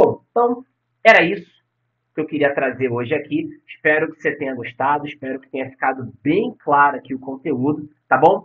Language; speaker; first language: Portuguese; native; Portuguese